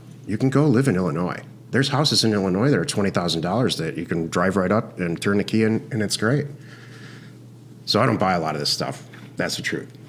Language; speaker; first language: English; native; English